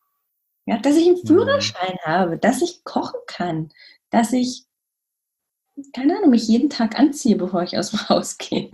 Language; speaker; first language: German; native; German